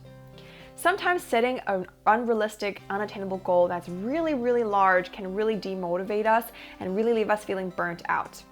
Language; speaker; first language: English; early bilingual, other home language; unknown